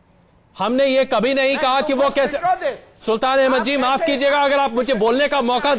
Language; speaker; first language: Hindi; native; Hindi